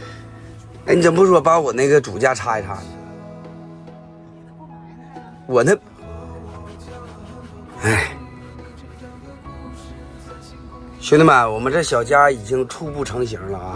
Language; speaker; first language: Chinese; native; Chinese